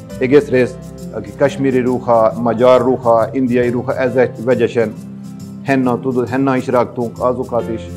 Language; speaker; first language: Hungarian; non-native, learner; Urdu